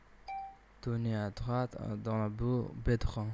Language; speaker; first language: French; non-native, learner; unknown